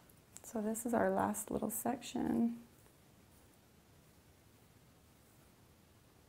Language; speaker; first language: English; native; English